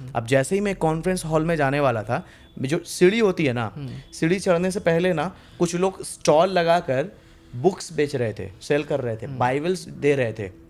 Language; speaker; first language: Hindi; non-native, local second language; Bangla